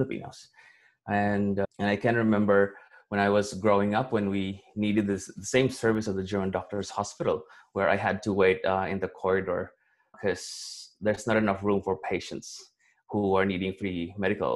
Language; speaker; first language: English; non-native, local second language; Cebuano